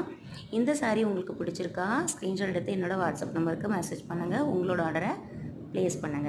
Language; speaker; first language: Tamil; native; Tamil